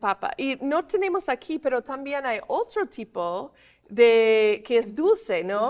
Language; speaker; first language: Spanish; non-native, fluent; English